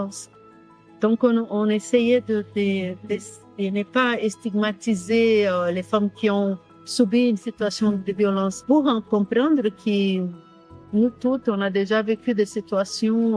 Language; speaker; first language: French; non-native, fluent; Portuguese